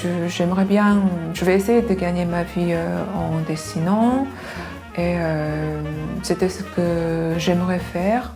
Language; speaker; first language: French; non-native, fluent; Korean